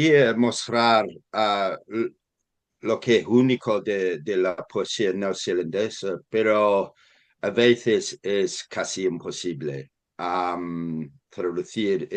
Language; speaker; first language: Spanish; non-native, fluent; English